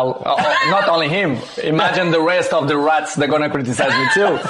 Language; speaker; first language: English; non-native, fluent; Portuguese